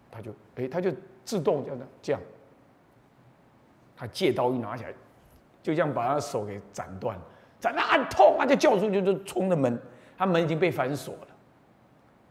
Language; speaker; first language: Chinese; native; Chinese